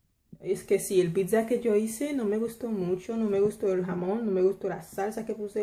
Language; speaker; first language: Spanish; non-native, fluent; Haitian Creole